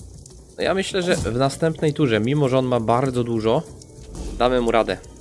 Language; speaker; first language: Polish; native; Polish